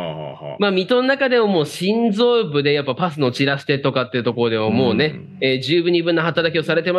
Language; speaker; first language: Japanese; native; Japanese